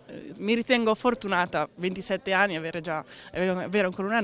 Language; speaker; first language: Italian; native; Italian